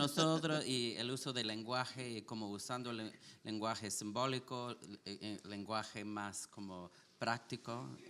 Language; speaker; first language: Spanish; non-native, learner; English